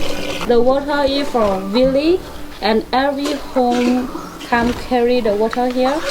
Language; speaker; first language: English; non-native, learner; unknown